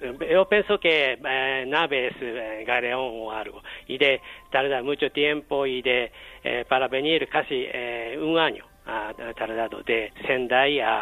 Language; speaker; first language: Spanish; non-native, learner; Japanese